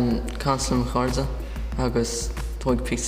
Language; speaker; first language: Irish; non-native, local second language; English